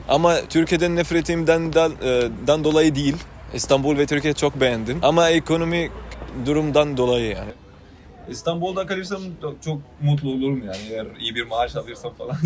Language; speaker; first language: Turkish; non-native, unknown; Arabic